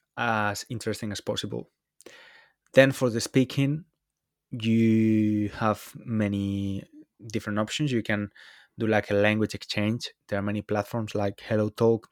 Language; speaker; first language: English; non-native, fluent; Spanish